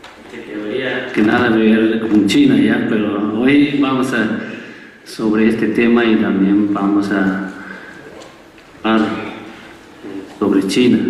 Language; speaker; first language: Spanish; non-native, learner; Chinese